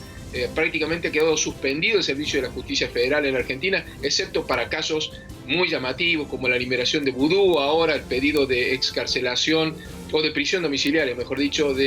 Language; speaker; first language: Spanish; native; Spanish